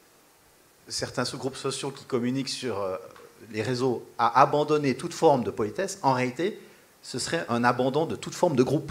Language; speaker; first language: French; native; French